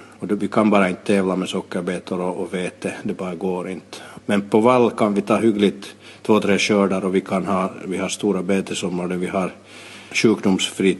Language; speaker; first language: Swedish; native; Swedish